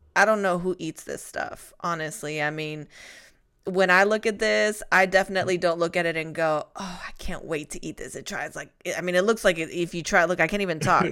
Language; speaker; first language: English; early bilingual, other home language; Spanish